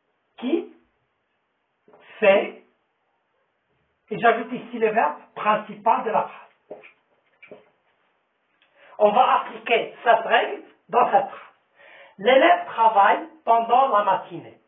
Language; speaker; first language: French; non-native, local second language; Arabic